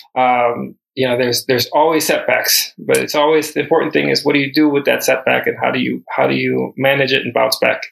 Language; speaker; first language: English; early bilingual, other home language; Spanish